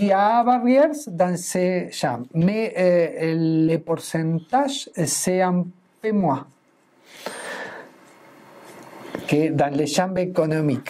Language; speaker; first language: French; non-native, fluent; Spanish